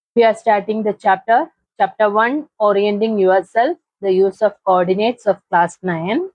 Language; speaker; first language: English; non-native, local second language; Malayalam